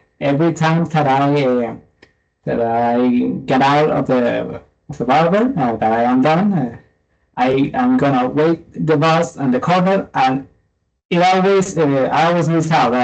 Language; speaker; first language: English; non-native, fluent; Spanish